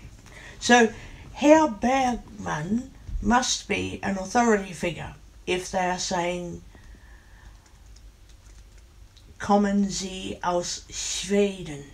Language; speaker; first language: German; non-native, learner; English